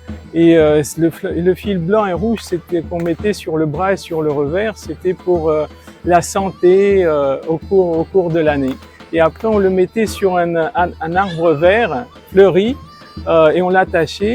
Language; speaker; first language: French; non-native, fluent; Bulgarian